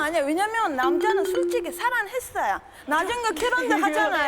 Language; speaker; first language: Korean; non-native, fluent; Russian